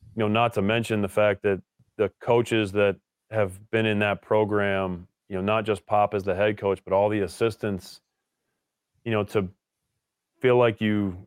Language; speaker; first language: English; native; English